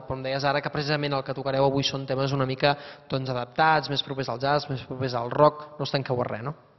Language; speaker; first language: Catalan; native; Catalan